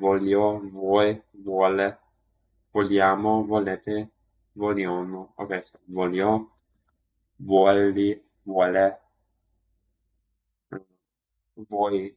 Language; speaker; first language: Italian; non-native, learner; English